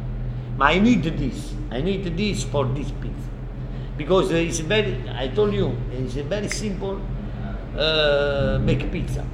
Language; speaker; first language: English; non-native, learner; Italian